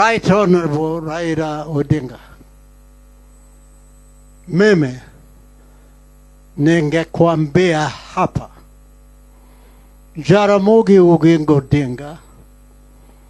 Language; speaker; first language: Swahili; non-native, local second language; Kikuyu